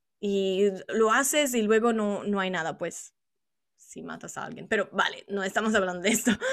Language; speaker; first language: Spanish; non-native, fluent; Italian